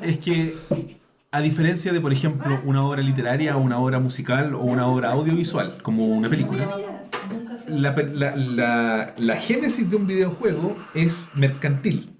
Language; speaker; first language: Spanish; native; Spanish